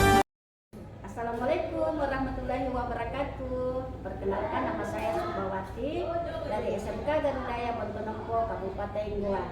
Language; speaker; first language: Indonesian; native; Indonesian